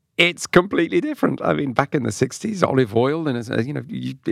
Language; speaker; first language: English; non-native, local second language; French